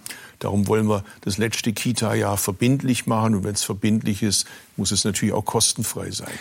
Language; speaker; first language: German; early bilingual, other home language; Turkish